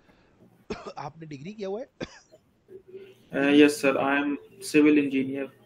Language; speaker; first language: Hindi; native; Hindi